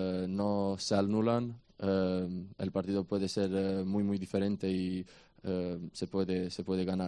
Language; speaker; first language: Spanish; non-native, fluent; Romanian